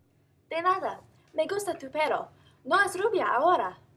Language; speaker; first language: Spanish; non-native, learner; English